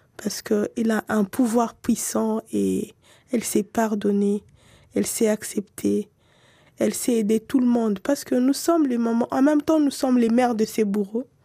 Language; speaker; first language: French; non-native, local second language; Swahili